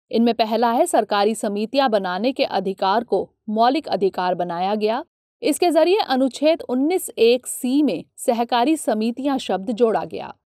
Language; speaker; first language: Hindi; native; Hindi